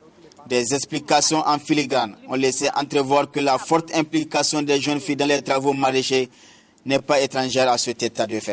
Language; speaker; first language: French; native; French